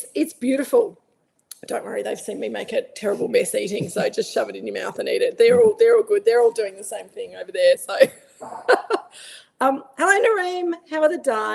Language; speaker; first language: English; native; English